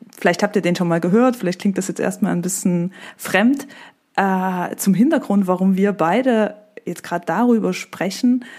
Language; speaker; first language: German; native; German